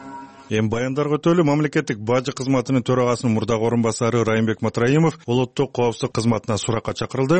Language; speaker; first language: Kyrgyz; native; Kyrgyz